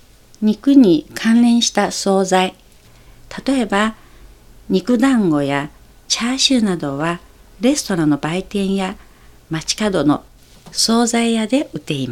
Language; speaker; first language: Japanese; non-native, fluent; Chinese